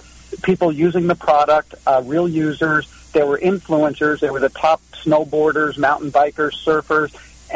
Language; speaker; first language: English; native; English